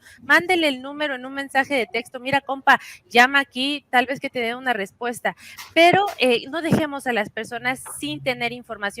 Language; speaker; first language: Spanish; native; Spanish